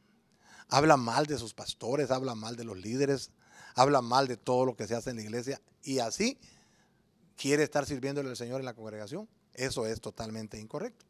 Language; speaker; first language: Spanish; native; Spanish